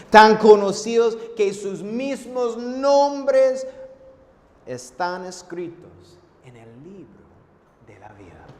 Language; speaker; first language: Spanish; non-native, fluent; English